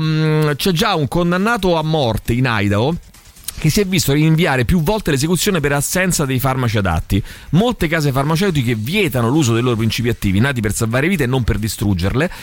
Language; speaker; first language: Italian; native; Italian